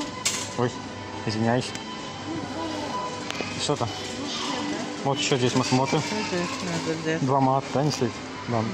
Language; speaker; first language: Russian; non-native, learner; Azerbaijani